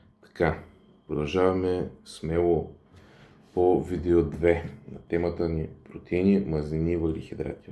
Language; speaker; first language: Bulgarian; native; Bulgarian